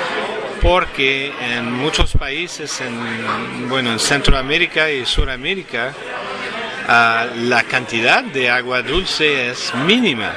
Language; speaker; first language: Spanish; non-native, fluent; French